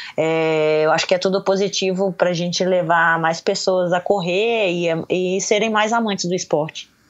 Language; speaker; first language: Portuguese; native; Portuguese